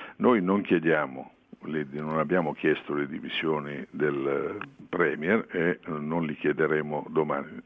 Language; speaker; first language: Italian; native; Italian